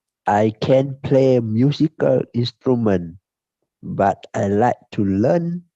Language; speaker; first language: English; non-native, learner; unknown